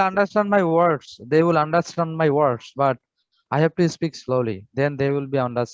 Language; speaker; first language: English; non-native, fluent; Bangla